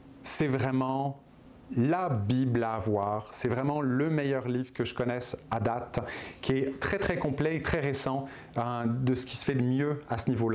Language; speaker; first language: French; native; French